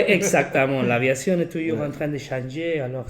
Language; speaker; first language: French; non-native, fluent; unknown